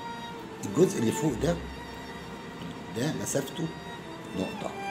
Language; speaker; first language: Arabic; native; Arabic